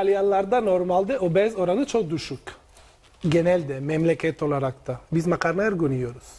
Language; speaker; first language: Turkish; non-native, learner; Italian